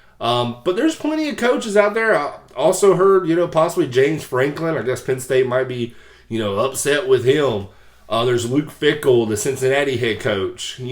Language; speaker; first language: English; native; English